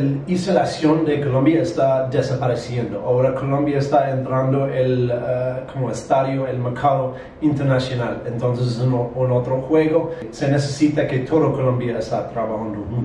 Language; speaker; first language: Spanish; non-native, learner; English